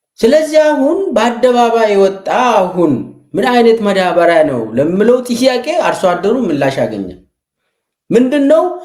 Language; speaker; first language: Amharic; non-native, local second language; Oromo